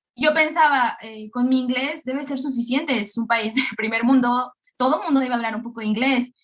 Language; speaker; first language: Spanish; native; Spanish